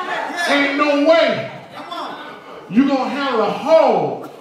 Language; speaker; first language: English; native; English